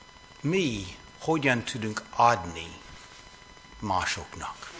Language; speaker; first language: Hungarian; non-native, fluent; English